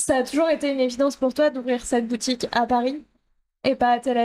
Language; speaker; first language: French; native; French